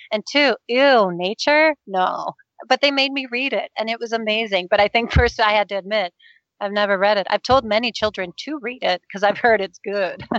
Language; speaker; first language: English; non-native, fluent; Danish